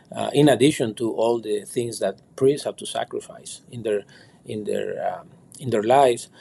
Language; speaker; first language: English; non-native, fluent; Spanish